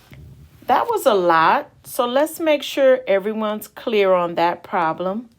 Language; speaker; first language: English; native; English